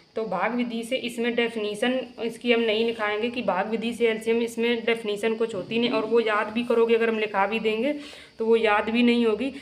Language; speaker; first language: Hindi; native; Hindi